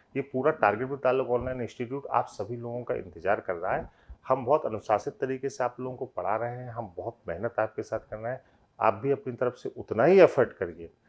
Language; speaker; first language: Hindi; native; Hindi